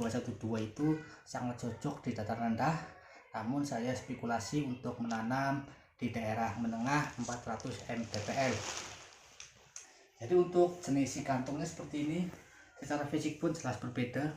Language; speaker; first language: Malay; non-native, local second language; Javanese